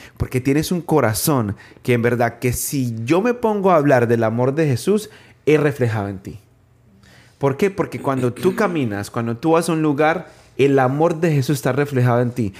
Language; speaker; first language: Spanish; native; Spanish